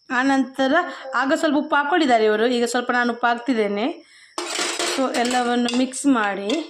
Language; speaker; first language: Kannada; non-native, local second language; Tulu